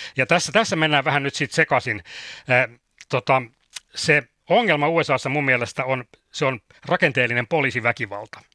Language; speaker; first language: Finnish; native; Finnish